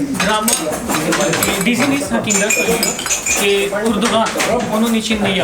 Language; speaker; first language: Turkish; non-native, learner; Urdu